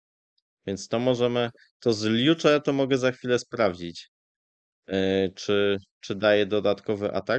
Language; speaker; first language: Polish; native; Polish